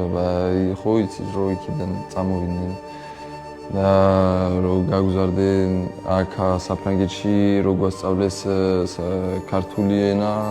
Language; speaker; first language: Georgian; early bilingual, heritage; Georgian